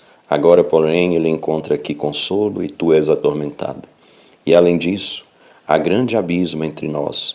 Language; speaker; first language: Portuguese; native; Portuguese